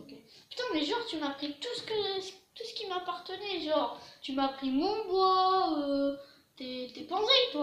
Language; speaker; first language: French; native; French